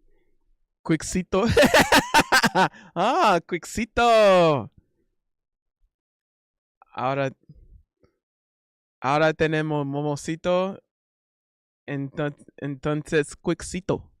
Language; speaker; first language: Spanish; non-native, learner; English